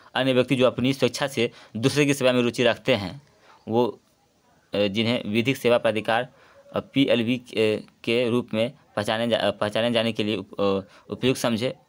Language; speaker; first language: Hindi; native; Hindi